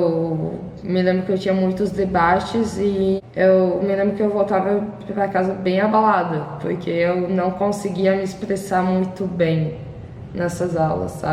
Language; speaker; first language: Portuguese; non-native, fluent; Arabic